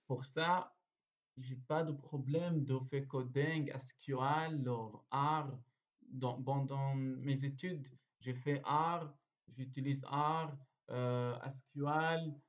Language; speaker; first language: French; non-native, learner; Arabic